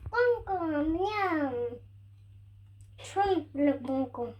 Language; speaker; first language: French; early bilingual, heritage; French